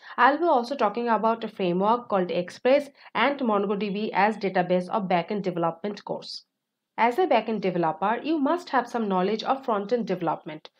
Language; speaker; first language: English; non-native, local second language; Bangla